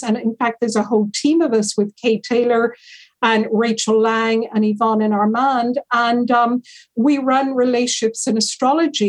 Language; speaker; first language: English; native; English